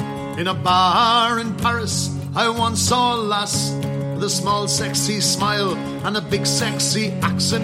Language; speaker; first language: English; native; English